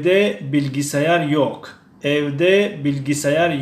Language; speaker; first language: Turkish; non-native, fluent; Tajik